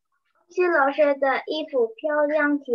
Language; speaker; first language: Chinese; non-native, learner; Indonesian